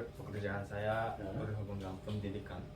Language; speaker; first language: Indonesian; non-native, learner; Japanese